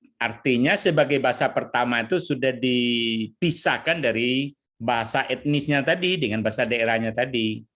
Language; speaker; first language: Indonesian; non-native, local second language; Minangkabau